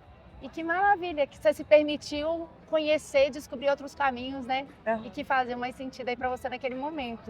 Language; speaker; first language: Portuguese; native; Portuguese